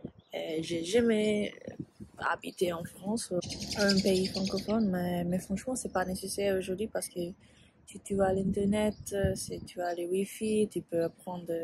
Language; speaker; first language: French; non-native, learner; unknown